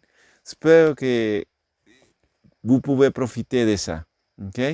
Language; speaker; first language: French; non-native, learner; English